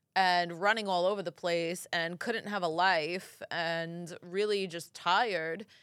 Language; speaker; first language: English; early bilingual, other home language; Italian